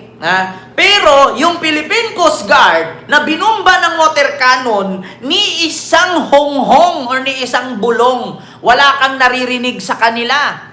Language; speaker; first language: Filipino; native; Filipino